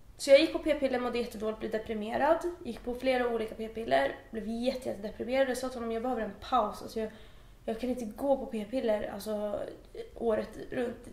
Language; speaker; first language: Swedish; early bilingual, other home language; Persian